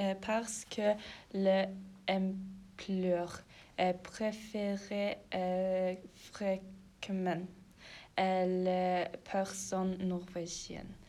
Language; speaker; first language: French; non-native, learner; Norwegian